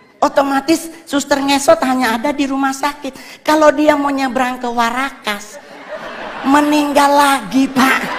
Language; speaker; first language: Indonesian; native; Indonesian